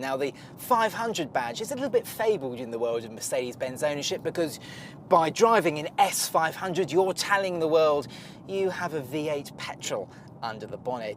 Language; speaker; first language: English; native; English